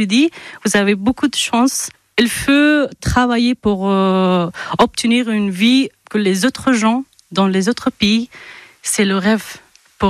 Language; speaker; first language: French; non-native, fluent; Persian